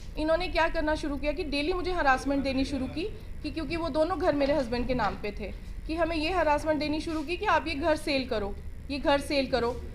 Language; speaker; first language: Hindi; non-native, local second language; Punjabi